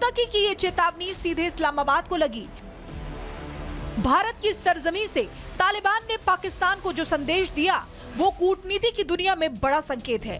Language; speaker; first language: Hindi; native; Hindi